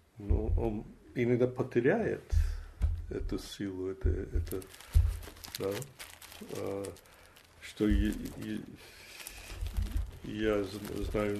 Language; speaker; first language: Russian; non-native, fluent; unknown